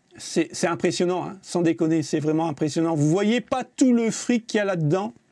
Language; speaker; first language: French; native; French